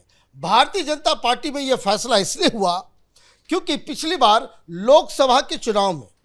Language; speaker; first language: Hindi; native; Hindi